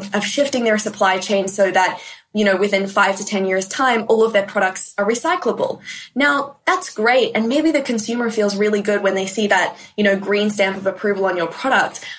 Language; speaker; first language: English; native; English